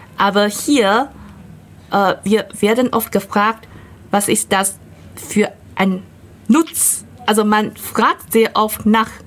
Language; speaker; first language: German; non-native, fluent; Chinese